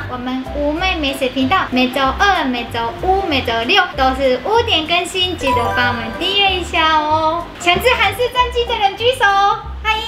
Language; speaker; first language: Chinese; non-native, fluent; Japanese